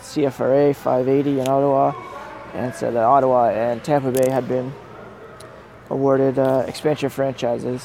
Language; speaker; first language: English; native; English